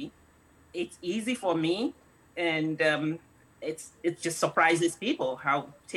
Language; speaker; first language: English; non-native, local second language; Yoruba